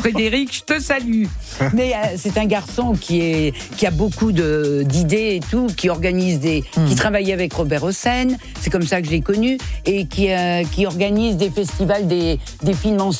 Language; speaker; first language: French; native; French